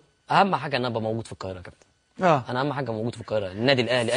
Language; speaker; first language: Arabic; native; Arabic